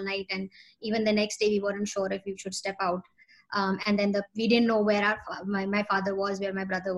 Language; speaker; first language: English; non-native, local second language; Hindi